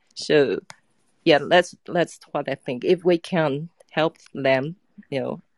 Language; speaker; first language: English; non-native, fluent; Chinese